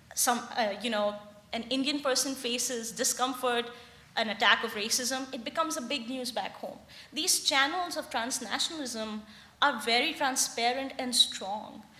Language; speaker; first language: English; non-native, local second language; Hindi